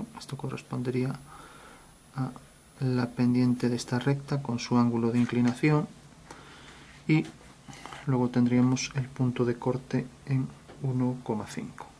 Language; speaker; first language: Spanish; native; Spanish